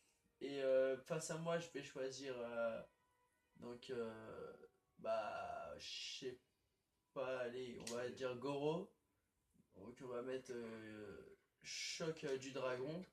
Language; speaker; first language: French; native; French